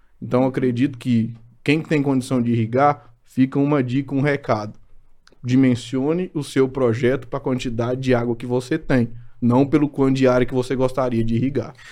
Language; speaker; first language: Portuguese; native; Portuguese